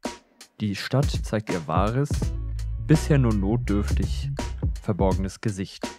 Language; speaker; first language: German; native; German